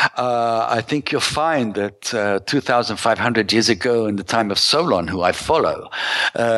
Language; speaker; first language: English; native; English